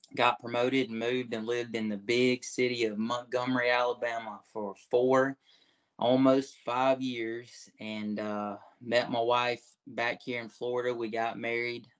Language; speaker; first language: English; native; English